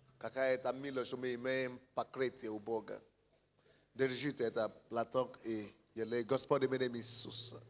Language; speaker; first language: Russian; non-native, fluent; Yoruba